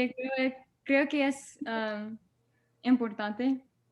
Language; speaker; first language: Spanish; non-native, learner; English